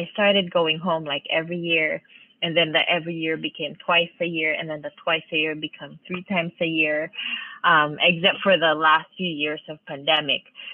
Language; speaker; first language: English; non-native, local second language; Filipino